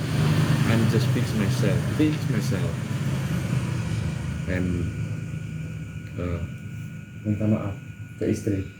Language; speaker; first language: English; non-native, learner; Indonesian